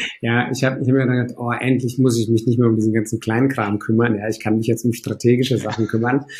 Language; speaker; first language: German; early bilingual, other home language; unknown